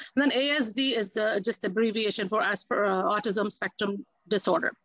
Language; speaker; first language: English; non-native, local second language; Tamil